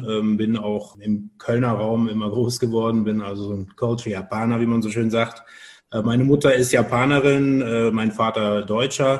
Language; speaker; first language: German; native; German